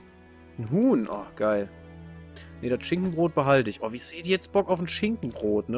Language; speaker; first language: German; native; German